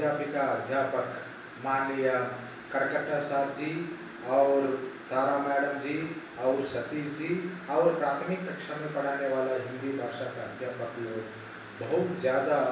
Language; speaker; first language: Hindi; non-native, local second language; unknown